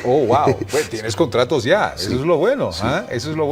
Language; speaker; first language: Spanish; native; Spanish